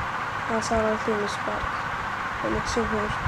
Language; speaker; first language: Arabic; native; Arabic